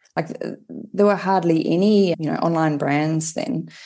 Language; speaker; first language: English; native; English